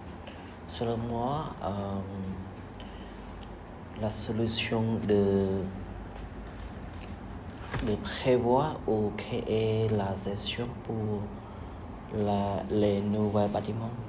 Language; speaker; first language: French; non-native, learner; Khmer